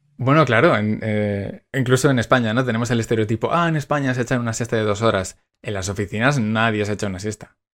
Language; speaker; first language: Spanish; native; Spanish